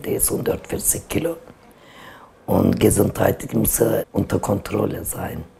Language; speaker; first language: German; non-native, learner; Turkish